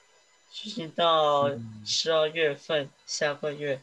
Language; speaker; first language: Chinese; early bilingual, heritage; Chinese